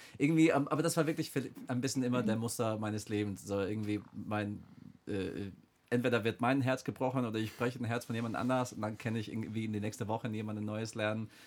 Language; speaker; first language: German; non-native, fluent; English